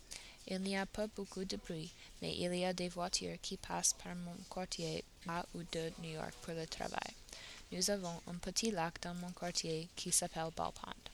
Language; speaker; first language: French; non-native, learner; English